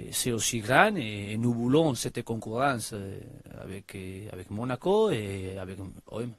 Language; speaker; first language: French; non-native, learner; Spanish